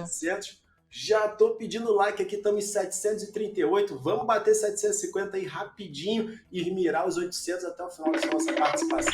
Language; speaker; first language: Portuguese; native; Portuguese